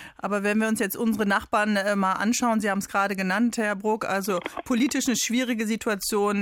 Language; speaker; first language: German; native; German